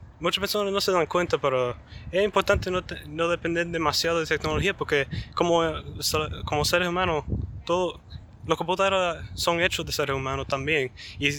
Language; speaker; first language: Spanish; early bilingual, heritage; Spanish